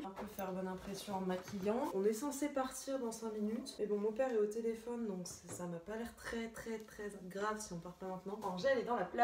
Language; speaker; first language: French; native; French